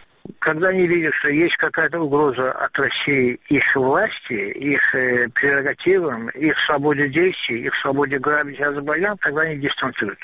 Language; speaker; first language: Russian; non-native, local second language; Azerbaijani